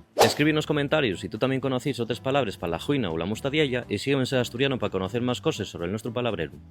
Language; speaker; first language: Asturian; native; Asturian